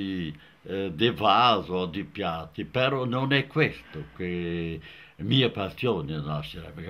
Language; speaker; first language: Italian; non-native, fluent; Portuguese